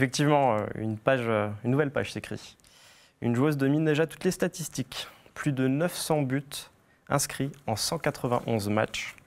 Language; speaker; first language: French; native; French